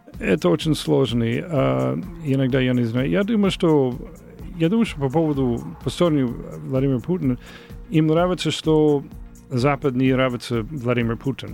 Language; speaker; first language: Russian; non-native, learner; English